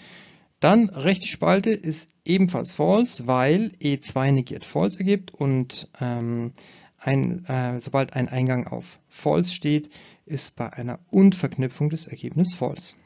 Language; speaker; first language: German; native; German